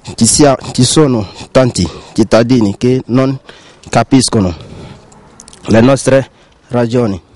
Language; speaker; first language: Italian; non-native, learner; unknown